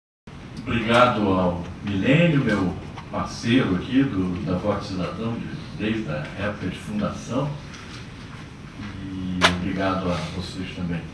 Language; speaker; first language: Portuguese; native; Portuguese